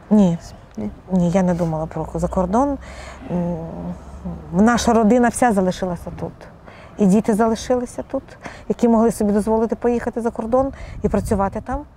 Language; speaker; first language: Ukrainian; non-native, local second language; Russian